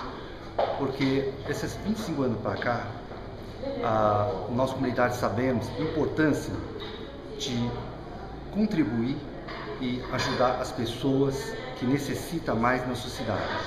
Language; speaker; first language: Portuguese; non-native, fluent; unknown